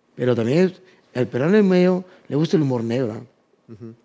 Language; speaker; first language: Spanish; native; Spanish